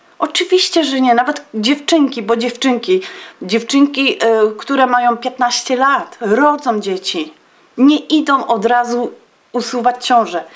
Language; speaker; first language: Polish; native; Polish